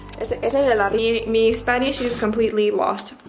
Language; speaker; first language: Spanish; non-native, learner; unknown